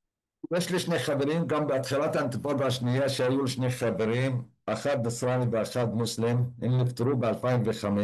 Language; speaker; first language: Hebrew; non-native, local second language; Arabic